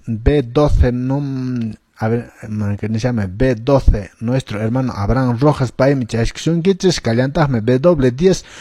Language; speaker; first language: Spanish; non-native, local second language; Quechua